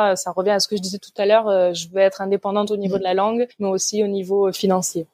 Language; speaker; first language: French; native; French